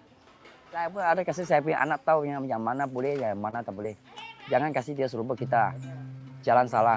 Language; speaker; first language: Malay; non-native, local second language; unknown